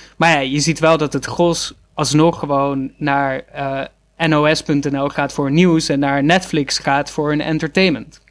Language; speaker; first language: Dutch; native; Dutch